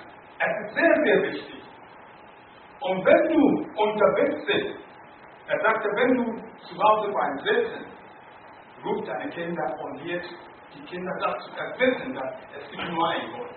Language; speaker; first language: German; non-native, learner; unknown